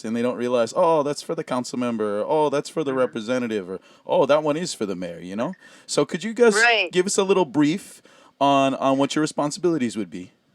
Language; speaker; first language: English; native; English